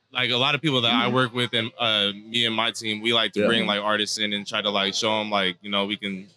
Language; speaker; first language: English; native; English